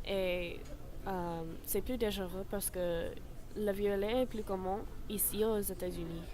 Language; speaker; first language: French; non-native, learner; English